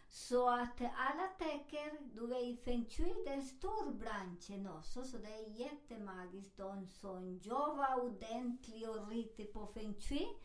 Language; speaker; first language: Swedish; non-native, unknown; Spanish